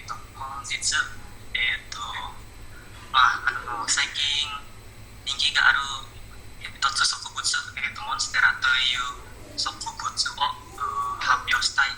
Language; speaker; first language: Japanese; non-native, learner; Indonesian